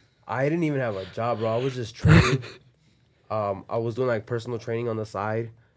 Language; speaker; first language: English; early bilingual, other home language; Spanish